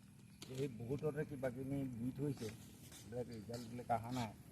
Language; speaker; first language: Assamese; native; Assamese